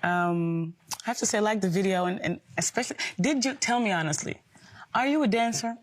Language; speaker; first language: English; non-native, fluent; Dutch